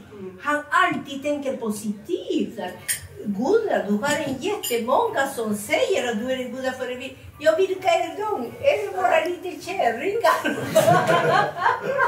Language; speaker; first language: Swedish; non-native, fluent; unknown